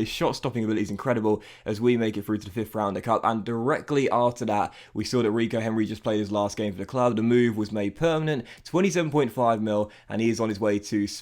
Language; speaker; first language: English; native; English